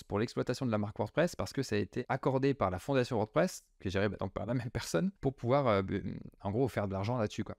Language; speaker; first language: French; native; French